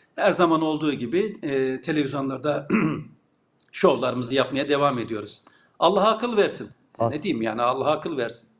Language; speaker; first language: Turkish; native; Turkish